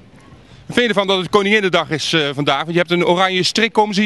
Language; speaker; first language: Dutch; native; Dutch